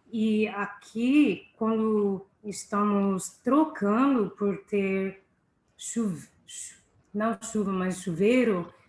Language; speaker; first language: Portuguese; non-native, fluent; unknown